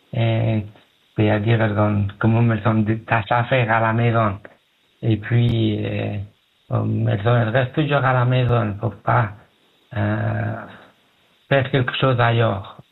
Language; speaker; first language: French; non-native, learner; Pashto